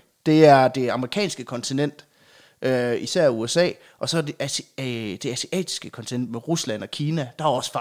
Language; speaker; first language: Danish; native; Danish